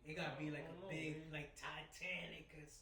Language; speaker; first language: English; native; English